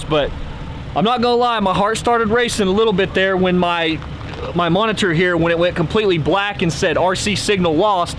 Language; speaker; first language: English; native; English